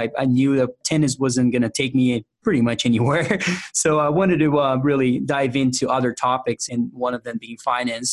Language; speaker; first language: English; non-native, fluent; Portuguese